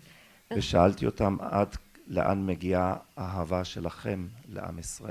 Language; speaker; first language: Hebrew; non-native, local second language; German